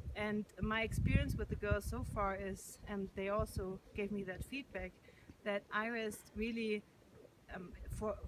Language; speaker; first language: English; non-native, fluent; German